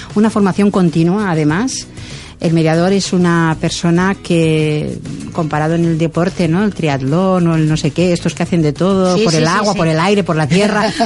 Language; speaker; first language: Spanish; non-native, local second language; Catalan